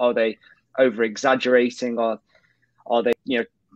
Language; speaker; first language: English; native; English